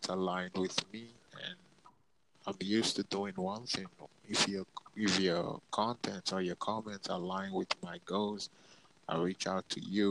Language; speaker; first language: English; non-native, local second language; Igbo